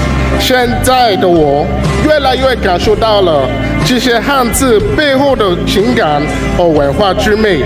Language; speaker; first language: Chinese; non-native, fluent; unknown